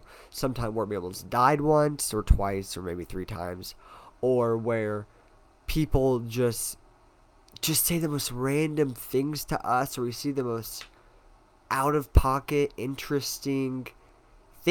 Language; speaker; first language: English; native; English